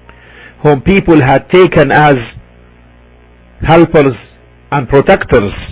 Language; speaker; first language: English; non-native, fluent; Arabic